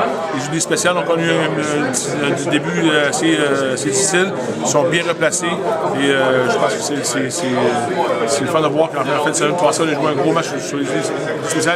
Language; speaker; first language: French; native; French